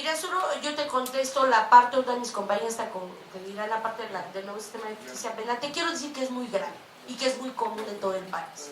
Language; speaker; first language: Spanish; native; Spanish